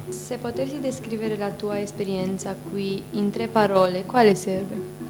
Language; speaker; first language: Italian; non-native, learner; Romanian